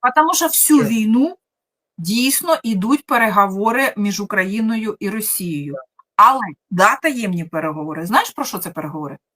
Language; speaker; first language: Ukrainian; non-native, local second language; Russian